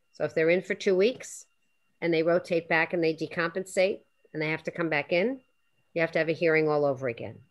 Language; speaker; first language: English; native; English